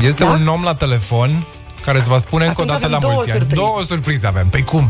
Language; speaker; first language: Romanian; native; Romanian